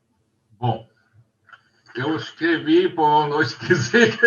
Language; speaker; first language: Portuguese; non-native, learner; German